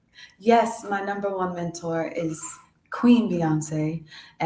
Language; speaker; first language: English; native; English